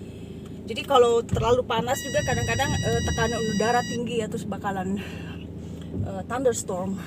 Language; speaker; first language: Indonesian; native; Indonesian